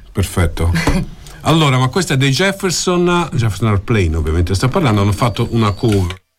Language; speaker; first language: Italian; native; Italian